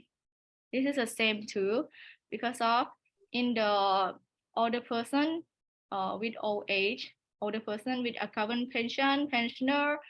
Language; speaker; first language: English; non-native, learner; Thai